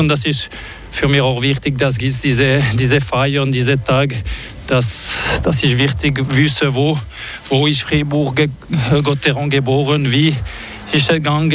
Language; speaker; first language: German; non-native, learner; French